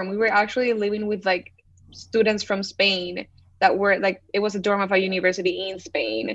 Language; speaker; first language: English; non-native, fluent; Spanish